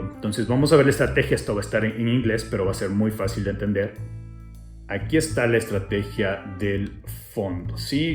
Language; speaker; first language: Spanish; native; Spanish